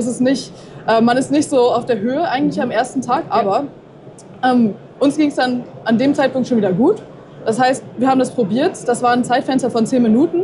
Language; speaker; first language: German; native; German